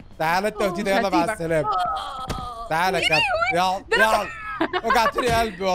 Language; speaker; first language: Arabic; native; Arabic